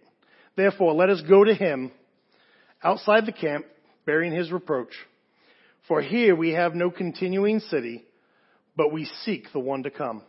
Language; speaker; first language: English; native; English